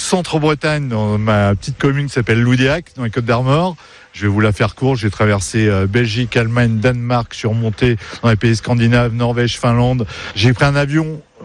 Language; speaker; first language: French; native; French